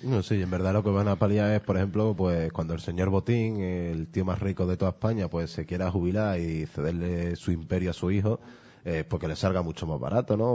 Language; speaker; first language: Spanish; native; Spanish